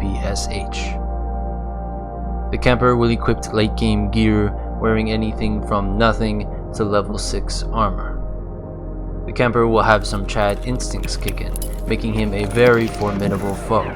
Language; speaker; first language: English; native; English